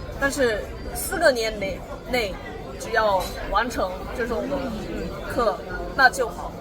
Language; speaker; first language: Chinese; non-native, learner; Korean